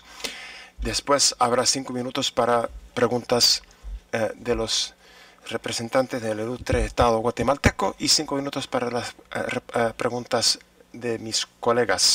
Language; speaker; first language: Spanish; non-native, fluent; English